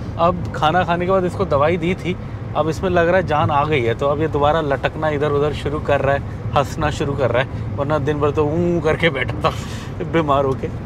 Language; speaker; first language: Hindi; non-native, local second language; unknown